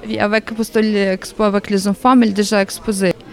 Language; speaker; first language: French; non-native, learner; Ukrainian